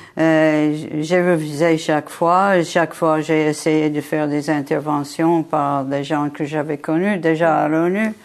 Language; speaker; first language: French; non-native, fluent; English